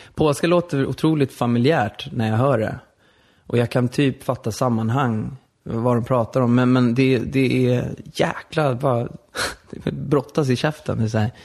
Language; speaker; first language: Swedish; native; Swedish